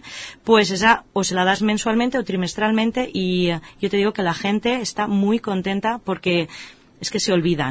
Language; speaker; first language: Spanish; native; Spanish